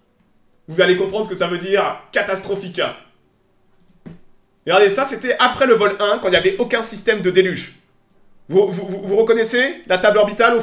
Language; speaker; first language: French; native; French